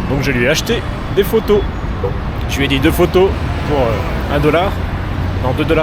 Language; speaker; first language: French; native; French